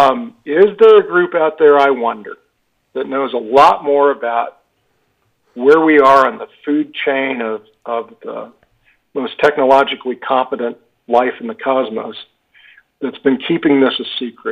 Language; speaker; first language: English; native; English